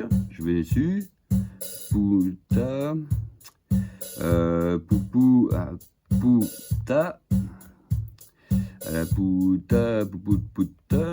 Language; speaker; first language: French; native; French